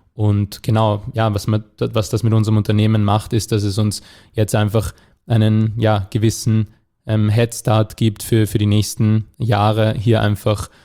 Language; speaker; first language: German; native; German